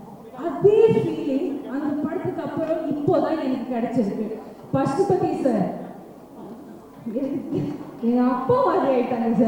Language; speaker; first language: Tamil; non-native, learner; Malayalam